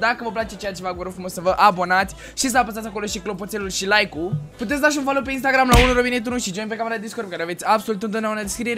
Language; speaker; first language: Romanian; native; Romanian